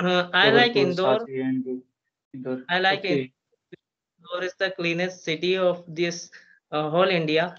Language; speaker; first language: English; non-native, learner; Hindi